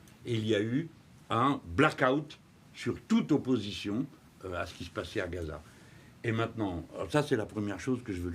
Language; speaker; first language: French; native; French